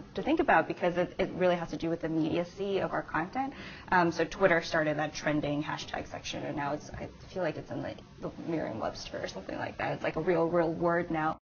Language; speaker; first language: English; native; English